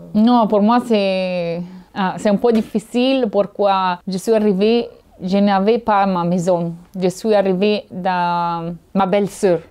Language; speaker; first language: French; non-native, learner; Italian